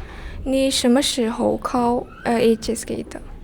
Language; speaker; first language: Chinese; non-native, learner; Mongolian